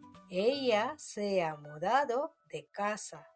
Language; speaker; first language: Spanish; non-native, fluent; Bangla